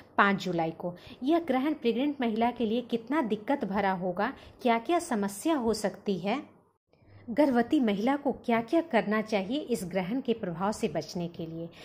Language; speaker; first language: Hindi; native; Hindi